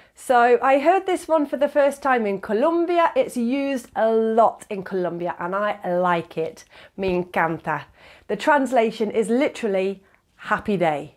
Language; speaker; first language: English; native; English